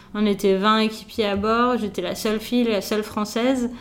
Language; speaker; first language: French; native; French